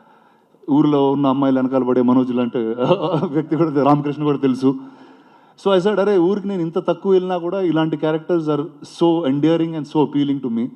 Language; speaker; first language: Telugu; native; Telugu